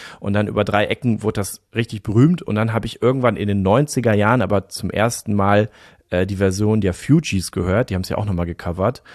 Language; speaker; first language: German; native; German